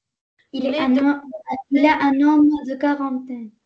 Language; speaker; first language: French; non-native, learner; Arabic